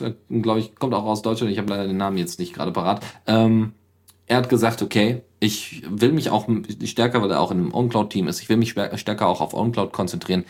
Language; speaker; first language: German; native; German